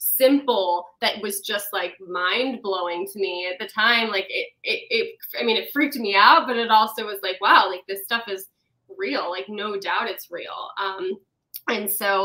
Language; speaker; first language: English; native; English